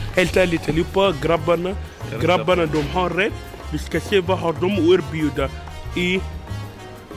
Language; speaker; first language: Swedish; non-native, fluent; Arabic